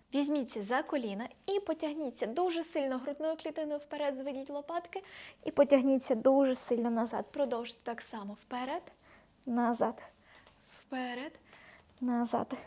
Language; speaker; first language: Ukrainian; non-native, local second language; Russian